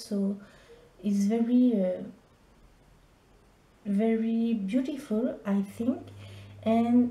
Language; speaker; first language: English; non-native, learner; French